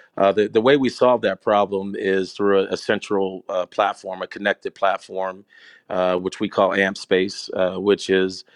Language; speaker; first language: English; native; English